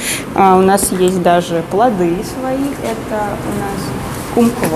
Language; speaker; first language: Russian; native; Russian